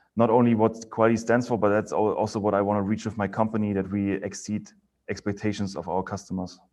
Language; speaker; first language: English; non-native, fluent; German